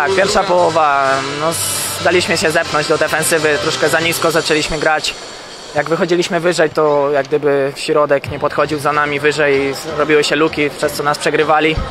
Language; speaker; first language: Polish; native; Polish